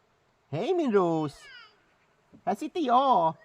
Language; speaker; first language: Swedish; non-native, fluent; English